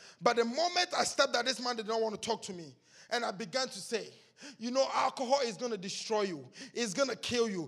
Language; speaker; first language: English; non-native, local second language; Akan